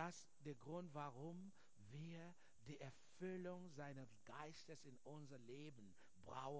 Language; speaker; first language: German; non-native, learner; English